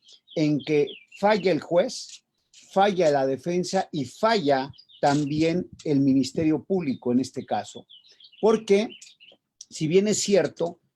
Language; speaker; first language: Spanish; native; Spanish